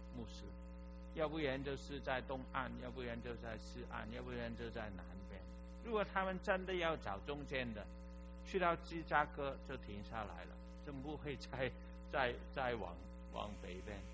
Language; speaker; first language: Chinese; non-native, local second language; Cantonese